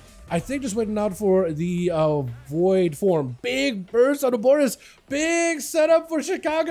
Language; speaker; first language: English; native; English